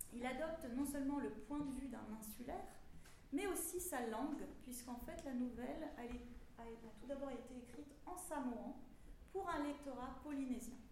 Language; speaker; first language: French; native; French